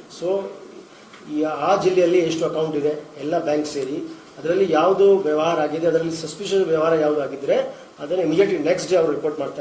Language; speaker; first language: Kannada; non-native, fluent; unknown